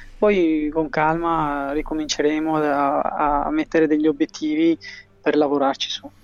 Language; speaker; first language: Italian; early bilingual, other home language; Tigrinya